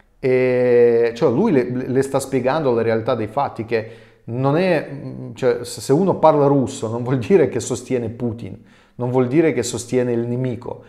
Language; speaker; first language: Italian; non-native, fluent; Russian